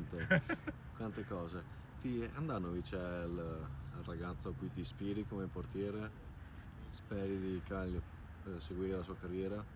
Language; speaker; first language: Italian; native; Italian